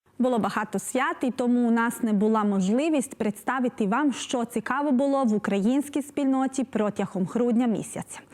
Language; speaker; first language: Ukrainian; early bilingual, heritage; Ukrainian